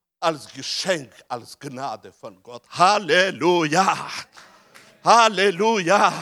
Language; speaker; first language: German; non-native, fluent; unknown